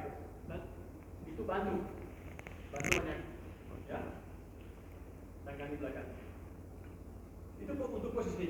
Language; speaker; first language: Indonesian; non-native, learner; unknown